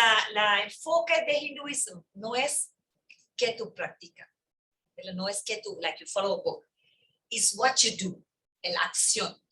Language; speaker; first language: Spanish; early bilingual, heritage; English